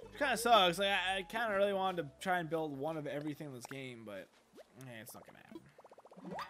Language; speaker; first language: English; native; English